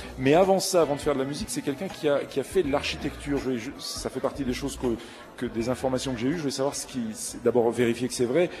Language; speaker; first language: French; native; French